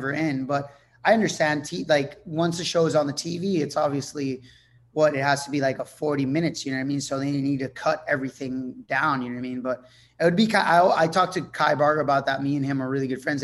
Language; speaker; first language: English; non-native, fluent; Spanish